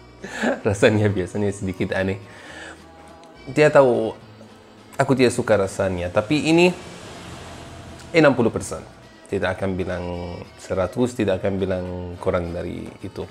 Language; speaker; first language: Indonesian; non-native, learner; Arabic